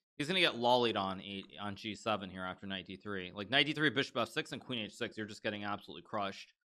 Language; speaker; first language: English; native; English